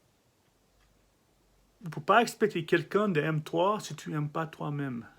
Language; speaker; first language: French; non-native, learner; English